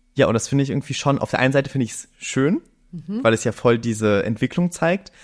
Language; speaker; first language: German; early bilingual, other home language; Greek